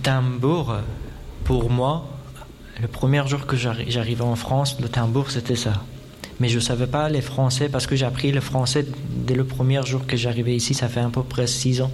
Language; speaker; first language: French; non-native, fluent; Persian